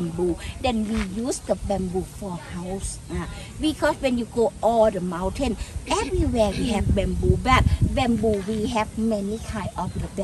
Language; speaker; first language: English; non-native, learner; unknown